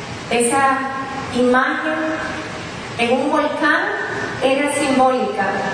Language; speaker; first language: Spanish; native; Spanish